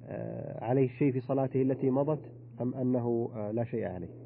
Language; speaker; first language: Arabic; native; Arabic